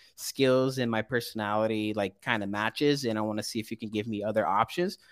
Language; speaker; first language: English; early bilingual, other home language; Portuguese